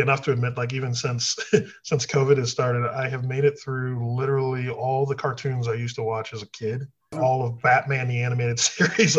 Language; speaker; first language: English; native; English